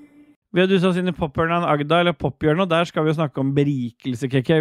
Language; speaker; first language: Norwegian; native; Norwegian